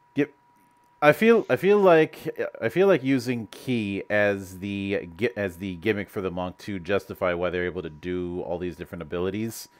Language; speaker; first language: English; native; English